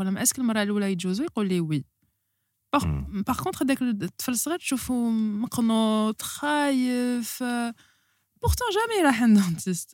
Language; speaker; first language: French; non-native, local second language; Arabic